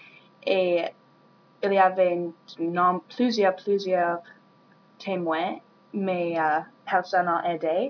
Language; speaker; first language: French; non-native, learner; English